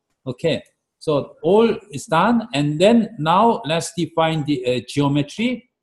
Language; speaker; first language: English; non-native, fluent; Korean